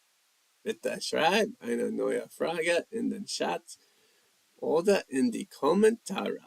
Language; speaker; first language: German; non-native, fluent; English